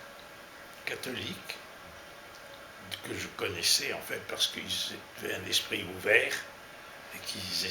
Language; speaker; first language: French; native; French